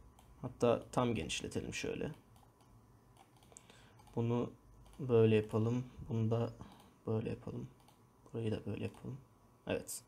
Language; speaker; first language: Turkish; native; Turkish